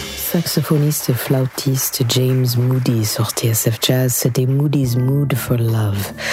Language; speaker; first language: French; non-native, fluent; English